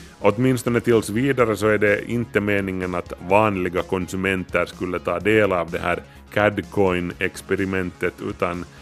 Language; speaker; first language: Swedish; native; Swedish